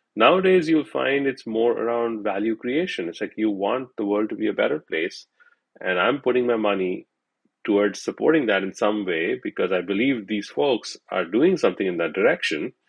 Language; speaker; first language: English; non-native, local second language; Hindi